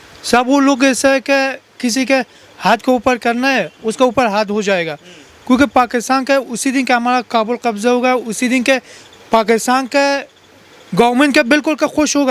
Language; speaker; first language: Hindi; non-native, learner; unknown